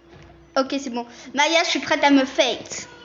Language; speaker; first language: French; native; French